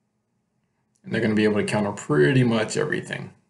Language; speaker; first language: English; native; English